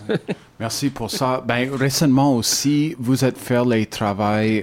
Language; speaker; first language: French; non-native, learner; English